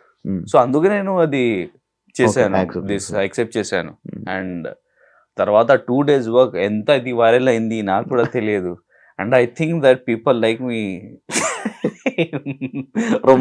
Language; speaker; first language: Telugu; non-native, learner; Hindi